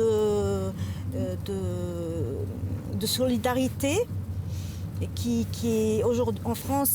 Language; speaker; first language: French; non-native, local second language; Arabic